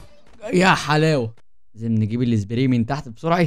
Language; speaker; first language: Arabic; native; Arabic